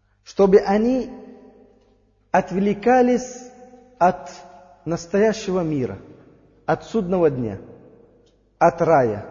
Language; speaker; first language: Russian; non-native, learner; Uzbek